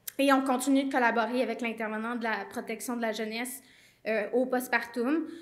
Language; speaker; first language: French; native; French